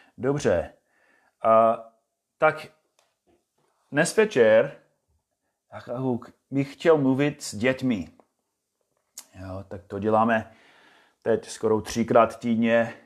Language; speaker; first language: Czech; non-native, fluent; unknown